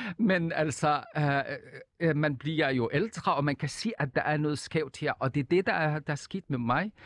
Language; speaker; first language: Danish; non-native, fluent; Arabic